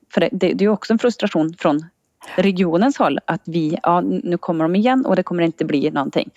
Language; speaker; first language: Swedish; native; Swedish